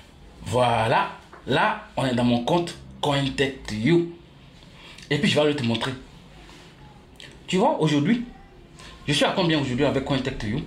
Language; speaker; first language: French; native; French